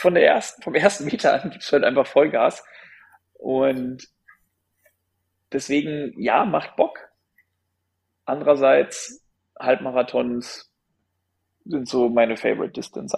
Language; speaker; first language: German; native; German